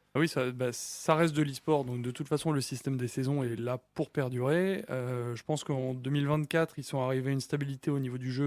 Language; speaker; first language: French; native; French